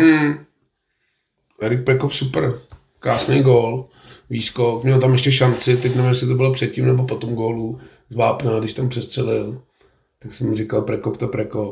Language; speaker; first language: Czech; native; Czech